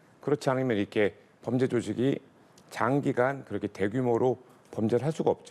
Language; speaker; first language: Korean; native; Korean